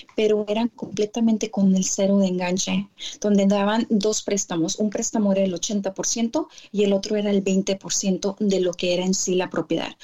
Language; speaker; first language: Spanish; native; Spanish